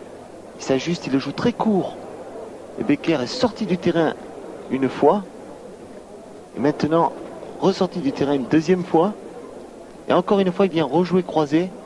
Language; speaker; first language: French; native; French